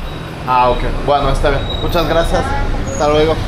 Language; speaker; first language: Spanish; non-native, fluent; French